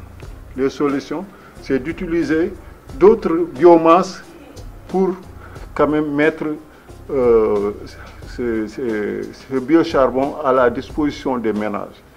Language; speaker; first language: French; non-native, local second language; Wolof